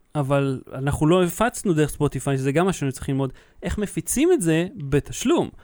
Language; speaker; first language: Hebrew; early bilingual, other home language; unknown